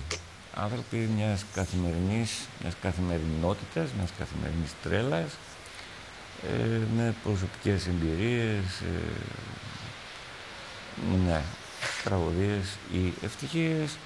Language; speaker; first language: Greek; native; Greek